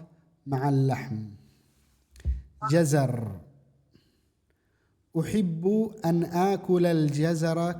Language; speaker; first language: Arabic; non-native, fluent; Indonesian